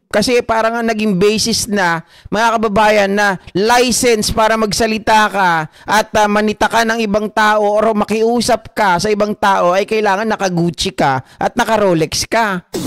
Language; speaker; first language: Filipino; native; Filipino